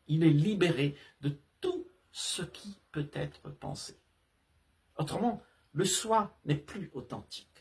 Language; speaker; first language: French; native; French